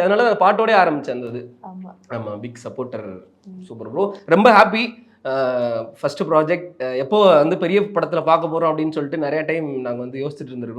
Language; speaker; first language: Tamil; native; Tamil